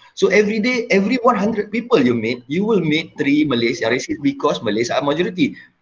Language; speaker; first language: English; non-native, local second language; Malay